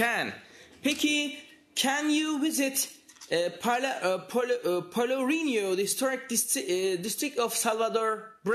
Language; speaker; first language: English; non-native, fluent; Turkish